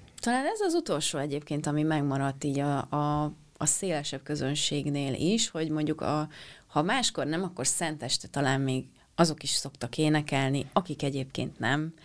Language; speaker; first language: Hungarian; native; Hungarian